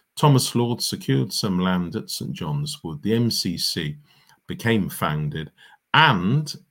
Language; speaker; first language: English; native; English